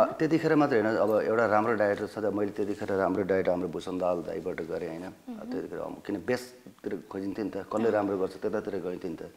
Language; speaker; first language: Nepali; native; Nepali